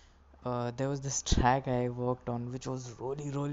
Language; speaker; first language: English; non-native, local second language; Marathi